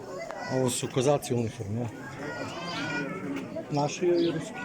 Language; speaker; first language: Bosnian; native; Bosnian